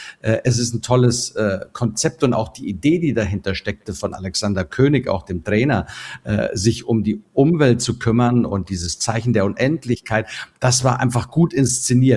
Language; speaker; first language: German; native; German